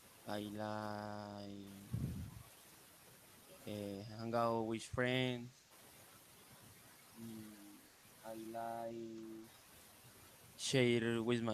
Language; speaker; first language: English; non-native, learner; Spanish